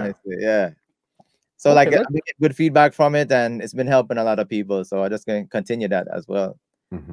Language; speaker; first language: English; native; English